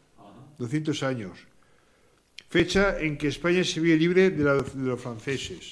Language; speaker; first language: Spanish; native; Spanish